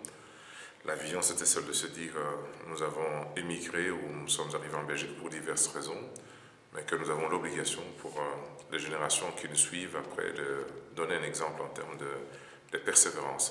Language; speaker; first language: French; non-native, local second language; Lingala